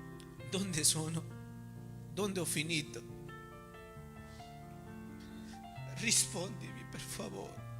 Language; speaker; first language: Italian; non-native, fluent; Spanish